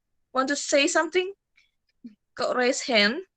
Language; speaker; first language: English; non-native, fluent; Indonesian